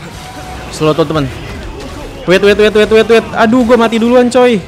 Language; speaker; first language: Indonesian; native; Indonesian